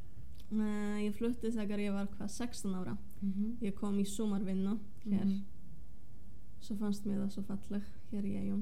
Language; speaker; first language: Icelandic; non-native, fluent; Polish